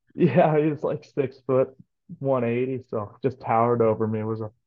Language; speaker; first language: English; native; English